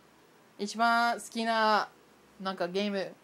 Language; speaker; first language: Japanese; non-native, learner; English